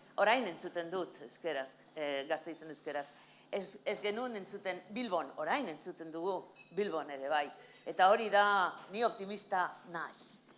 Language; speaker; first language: Basque; non-native, local second language; Spanish